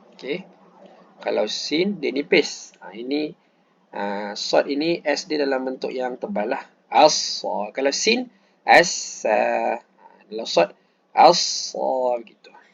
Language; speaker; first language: Malay; native; Malay